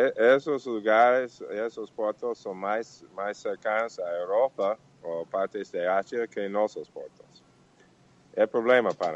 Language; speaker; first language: Portuguese; non-native, learner; Spanish